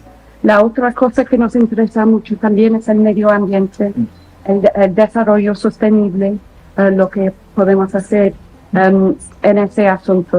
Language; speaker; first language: Spanish; non-native, fluent; English